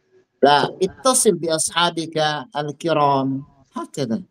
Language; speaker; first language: Arabic; non-native, fluent; Indonesian